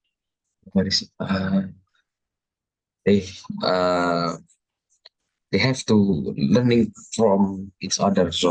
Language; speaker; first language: English; non-native, learner; Indonesian